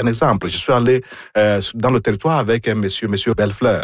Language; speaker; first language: French; non-native, fluent; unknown